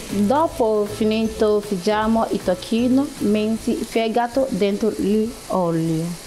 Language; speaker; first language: Italian; non-native, learner; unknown